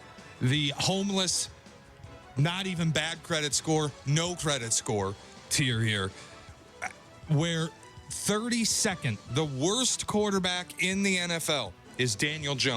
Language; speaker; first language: English; native; English